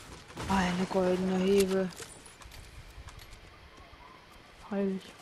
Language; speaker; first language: German; native; German